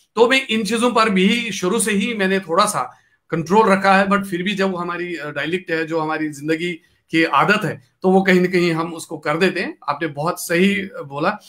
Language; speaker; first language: Hindi; non-native, local second language; Kashmiri